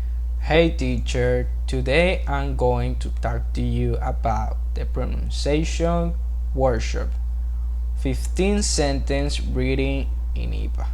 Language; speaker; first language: English; non-native, learner; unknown